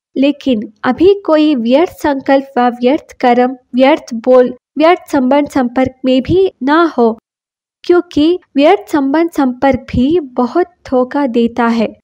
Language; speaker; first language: Hindi; non-native, local second language; Kannada